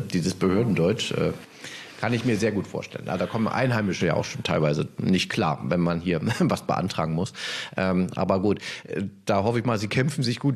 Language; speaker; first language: German; native; German